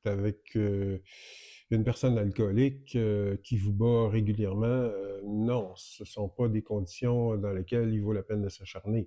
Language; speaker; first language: French; native; French